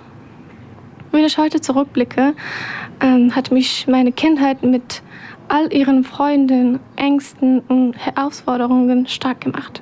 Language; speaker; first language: German; non-native, learner; Persian